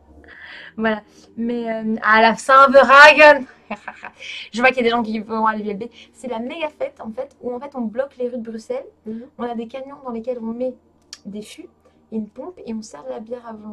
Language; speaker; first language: French; native; French